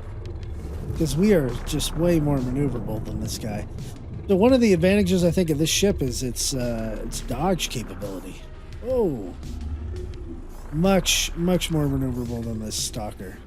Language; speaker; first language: English; native; English